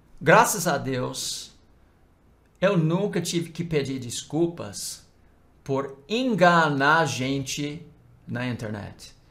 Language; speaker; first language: Portuguese; non-native, fluent; English